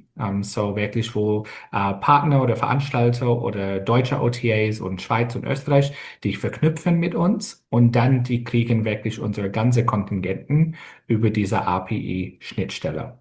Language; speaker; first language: German; non-native, fluent; English